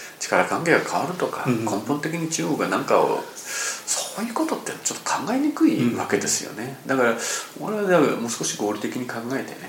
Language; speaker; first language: Japanese; native; Japanese